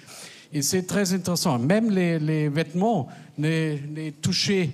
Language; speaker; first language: French; non-native, fluent; German